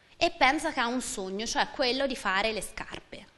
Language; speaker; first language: Italian; native; Italian